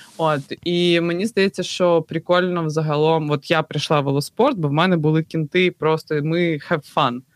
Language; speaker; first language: Ukrainian; native; Ukrainian